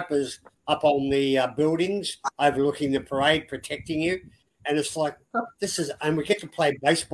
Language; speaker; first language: English; native; English